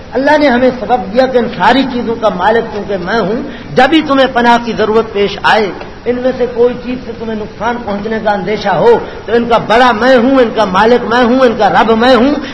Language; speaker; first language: Urdu; non-native, local second language; Punjabi